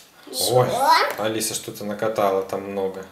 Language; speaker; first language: Russian; native; Russian